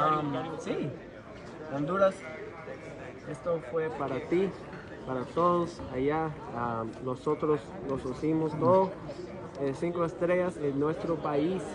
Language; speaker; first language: Spanish; early bilingual, heritage; English